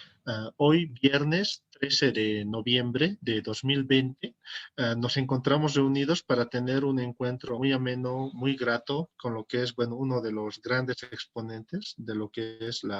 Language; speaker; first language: Spanish; native; Spanish